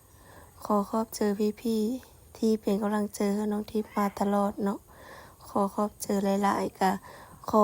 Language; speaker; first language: Thai; non-native, local second language; Northeastern Thai